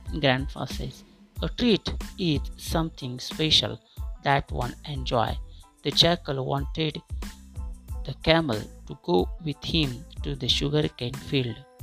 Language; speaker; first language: English; non-native, local second language; Marathi